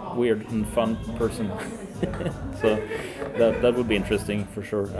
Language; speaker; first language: English; early bilingual, other home language; Swedish